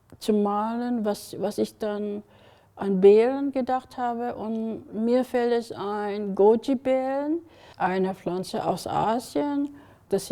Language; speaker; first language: German; non-native, fluent; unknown